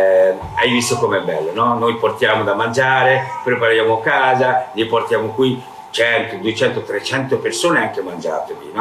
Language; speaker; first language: Italian; non-native, fluent; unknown